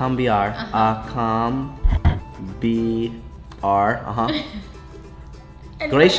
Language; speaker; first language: Spanish; non-native, learner; English